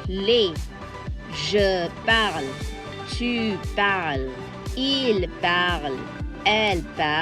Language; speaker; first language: French; non-native, learner; Malay